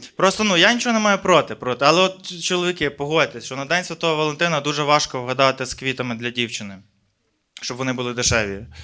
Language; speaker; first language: Ukrainian; native; Ukrainian